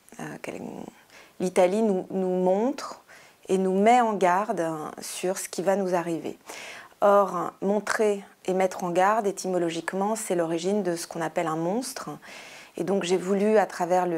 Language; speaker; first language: French; native; French